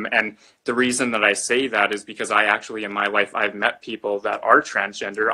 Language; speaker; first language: English; native; English